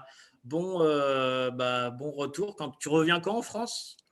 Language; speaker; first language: French; native; French